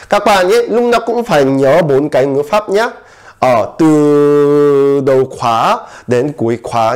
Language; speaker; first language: Vietnamese; non-native, fluent; Korean